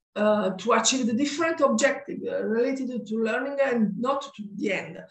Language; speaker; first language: English; non-native, learner; Italian